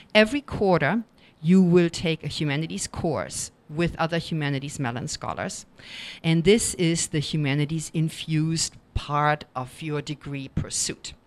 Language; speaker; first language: English; non-native, fluent; German